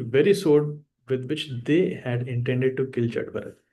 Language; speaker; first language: English; non-native, local second language; Hindi